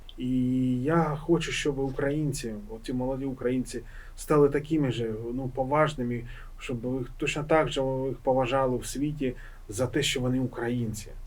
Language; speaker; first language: Ukrainian; non-native, local second language; Russian